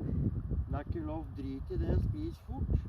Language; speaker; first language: Norwegian; native; Norwegian